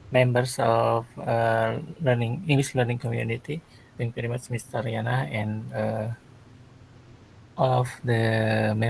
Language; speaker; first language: English; non-native, learner; Sundanese